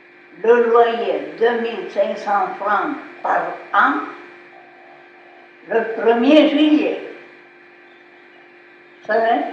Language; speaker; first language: French; non-native, local second language; Basque